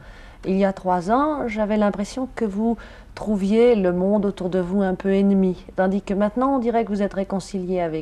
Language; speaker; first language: French; native; French